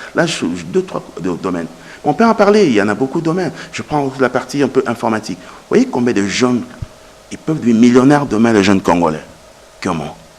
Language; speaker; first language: French; non-native, local second language; Lingala